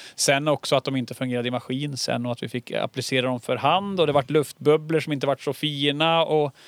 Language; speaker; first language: Swedish; native; Swedish